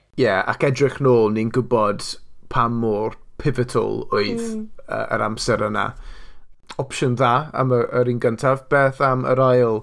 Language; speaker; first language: Welsh; non-native, local second language; English